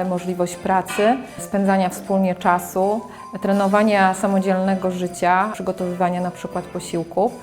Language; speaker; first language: Polish; native; Polish